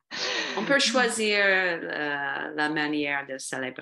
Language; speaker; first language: French; non-native, fluent; English